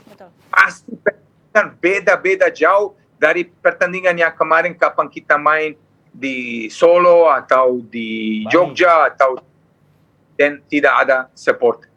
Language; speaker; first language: Indonesian; non-native, fluent; Serbian